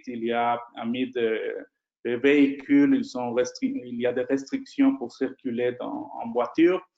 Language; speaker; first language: French; non-native, fluent; Spanish